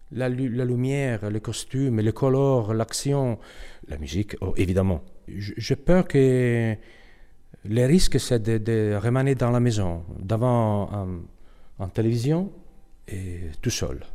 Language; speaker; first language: French; non-native, learner; Italian